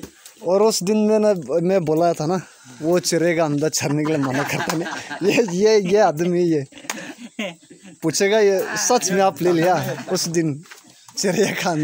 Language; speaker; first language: Hindi; non-native, local second language; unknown